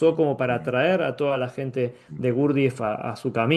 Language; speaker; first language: Spanish; native; Spanish